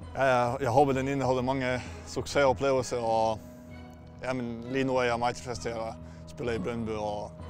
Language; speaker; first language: Danish; non-native, fluent; Finnish